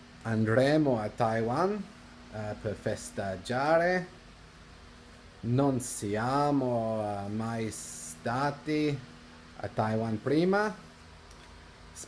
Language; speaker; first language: Italian; non-native, learner; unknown